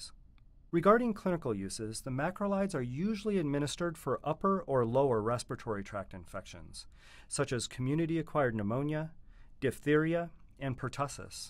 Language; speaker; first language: English; native; English